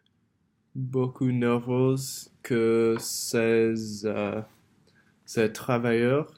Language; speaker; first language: French; non-native, learner; English